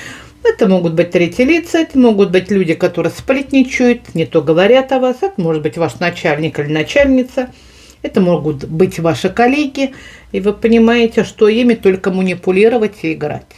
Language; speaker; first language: Russian; native; Russian